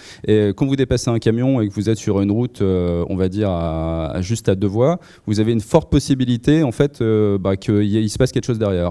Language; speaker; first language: French; native; French